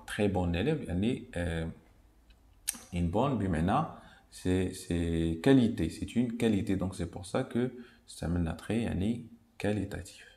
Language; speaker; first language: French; non-native, local second language; Arabic